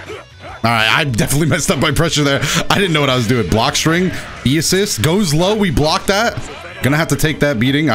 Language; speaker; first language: English; native; English